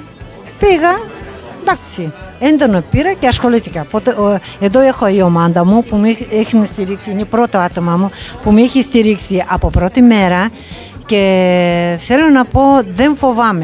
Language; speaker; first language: Greek; non-native, learner; Russian